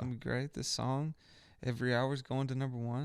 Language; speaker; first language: English; native; English